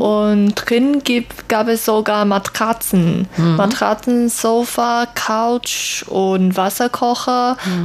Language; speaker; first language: German; non-native, learner; Chinese